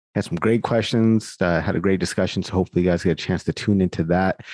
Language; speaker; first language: English; native; English